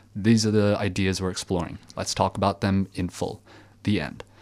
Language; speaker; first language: English; early bilingual, other home language; French